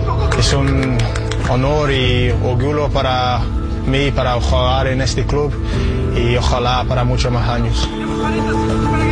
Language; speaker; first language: Spanish; non-native, learner; English